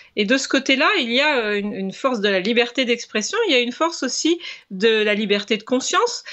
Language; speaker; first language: French; native; French